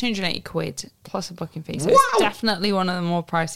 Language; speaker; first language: English; native; English